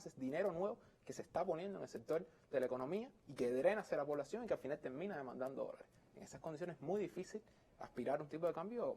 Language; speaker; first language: Spanish; native; Spanish